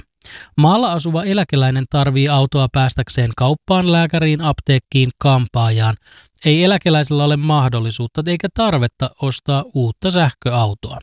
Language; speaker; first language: Finnish; native; Finnish